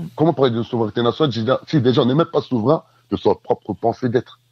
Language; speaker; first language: French; native; French